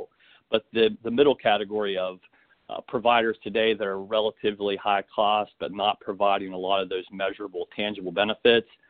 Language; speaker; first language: English; native; English